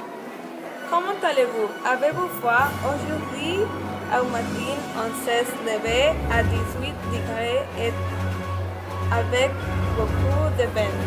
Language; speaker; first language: French; non-native, learner; Spanish